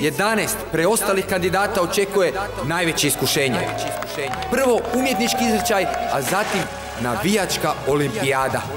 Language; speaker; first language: Serbian; native; Serbian